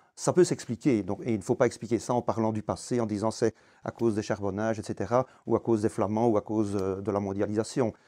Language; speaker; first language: French; native; French